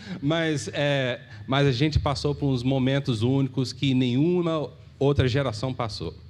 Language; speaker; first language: Portuguese; early bilingual, heritage; English